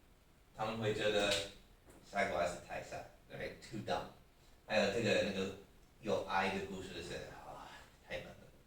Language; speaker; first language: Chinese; non-native, learner; English